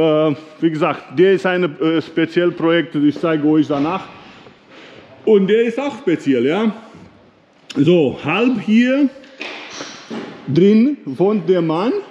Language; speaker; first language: German; non-native, learner; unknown